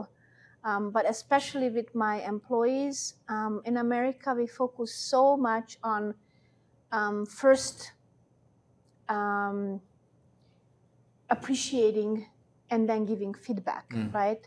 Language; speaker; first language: English; non-native, fluent; Hungarian